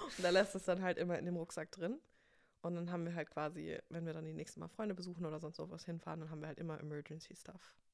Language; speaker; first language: German; early bilingual, other home language; English